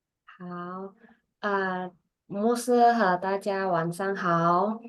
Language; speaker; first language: Chinese; non-native, learner; Indonesian